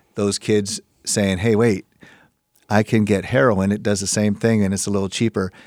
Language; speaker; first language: English; native; English